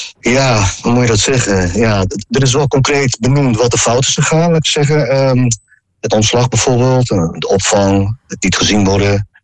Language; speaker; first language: Dutch; native; Dutch